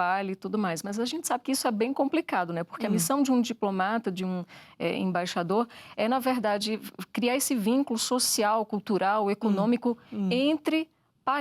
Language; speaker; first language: Portuguese; native; Portuguese